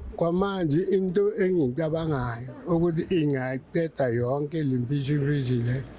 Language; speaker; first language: Zulu; non-native, local second language; Tsonga